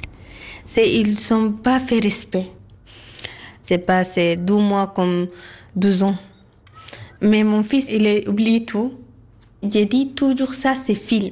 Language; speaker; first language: French; non-native, learner; Arabic